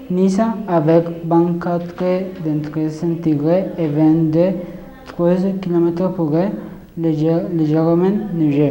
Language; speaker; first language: French; non-native, learner; Spanish